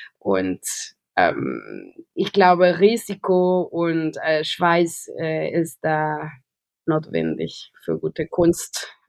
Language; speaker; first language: German; non-native, fluent; Spanish